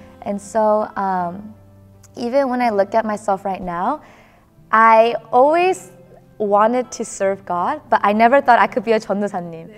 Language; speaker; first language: English; early bilingual, other home language; Korean